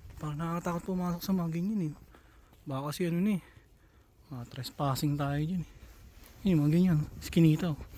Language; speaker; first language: Filipino; native; Filipino